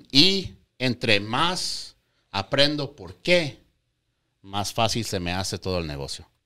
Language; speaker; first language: Spanish; early bilingual, heritage; Spanish